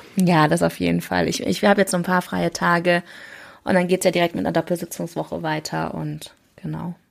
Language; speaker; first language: German; early bilingual, other home language; Korean